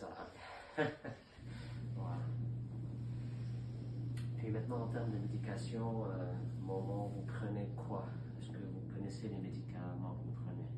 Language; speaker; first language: French; native; French